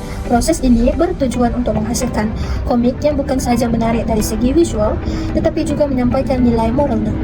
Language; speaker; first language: Malay; native; Malay